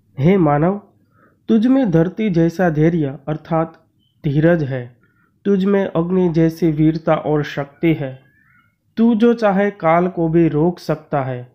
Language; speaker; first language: Hindi; non-native, local second language; Gujarati